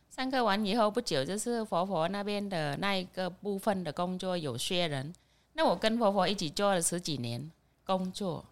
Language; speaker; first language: Chinese; non-native, fluent; Vietnamese